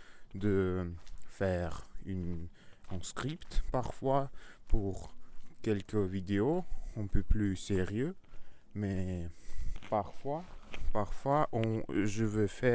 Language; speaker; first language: French; non-native, learner; Russian